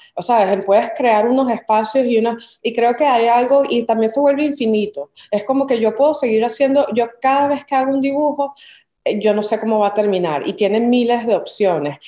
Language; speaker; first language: Spanish; native; Spanish